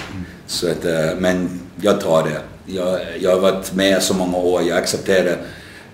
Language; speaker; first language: Swedish; non-native, fluent; English